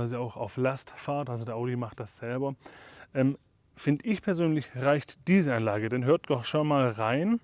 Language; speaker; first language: German; native; German